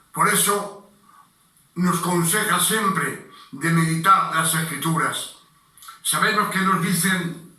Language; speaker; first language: Spanish; non-native, fluent; French